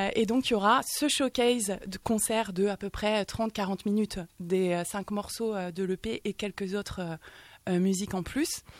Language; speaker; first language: French; native; French